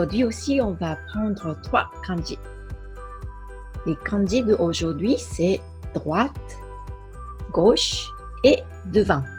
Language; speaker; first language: French; non-native, fluent; Japanese